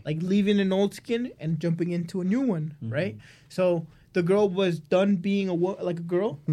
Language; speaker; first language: English; early bilingual, other home language; Spanish